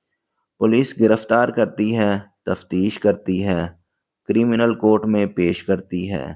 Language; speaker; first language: Urdu; native; Urdu